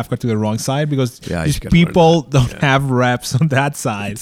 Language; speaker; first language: English; native; English